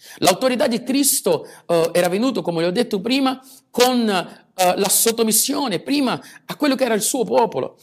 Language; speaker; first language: Italian; non-native, fluent; Portuguese